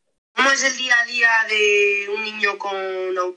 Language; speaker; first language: Spanish; native; Spanish